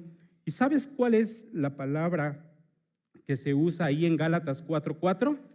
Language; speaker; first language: Spanish; native; Spanish